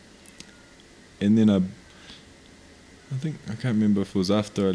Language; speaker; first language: English; non-native, local second language; Māori